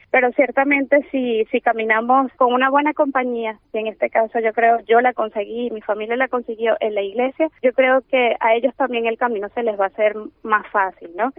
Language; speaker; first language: Spanish; native; Spanish